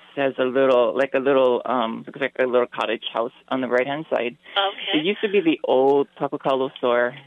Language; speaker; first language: English; native; English